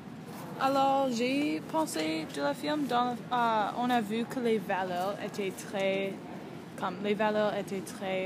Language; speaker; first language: French; non-native, learner; English